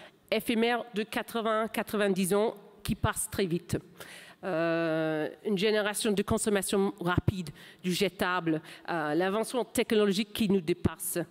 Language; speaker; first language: French; non-native, fluent; English